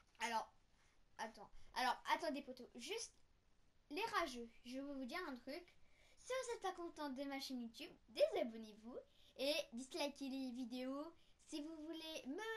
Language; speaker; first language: French; native; French